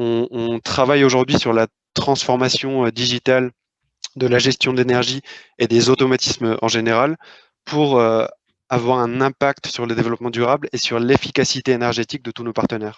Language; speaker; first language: French; native; French